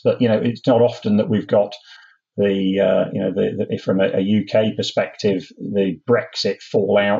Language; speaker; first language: English; native; English